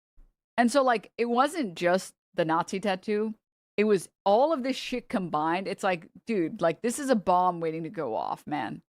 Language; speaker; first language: English; native; English